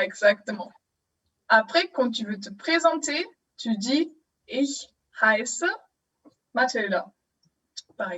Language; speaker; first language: French; non-native, fluent; German